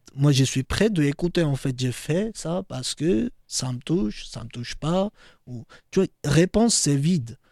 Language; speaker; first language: French; non-native, fluent; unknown